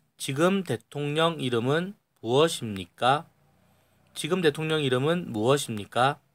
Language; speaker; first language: Korean; native; Korean